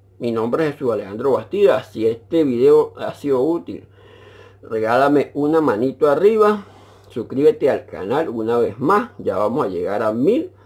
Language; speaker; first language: Spanish; native; Spanish